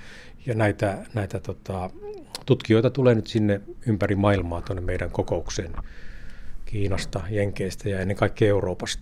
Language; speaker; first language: Finnish; native; Finnish